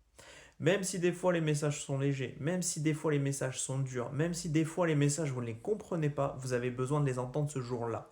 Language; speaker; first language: French; native; French